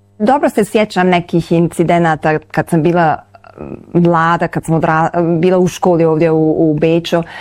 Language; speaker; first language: Bosnian; early bilingual, heritage; Bosnian